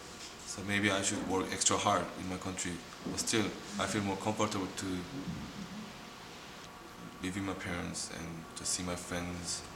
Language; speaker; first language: English; non-native, learner; Korean